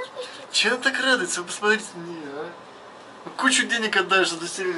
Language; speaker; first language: Russian; native; Russian